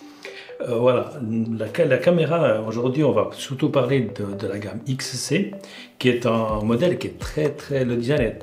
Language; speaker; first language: French; native; French